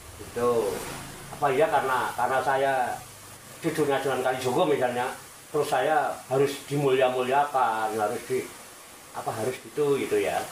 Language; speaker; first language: Indonesian; non-native, local second language; Javanese